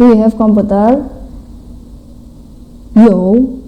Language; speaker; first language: English; non-native, fluent; Indonesian